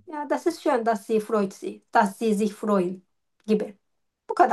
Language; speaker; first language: German; non-native, learner; Turkish